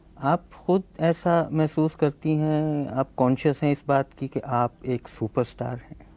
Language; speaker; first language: Hindi; native; Hindi